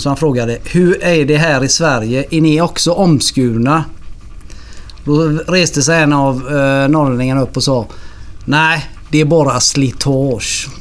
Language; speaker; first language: Swedish; native; Swedish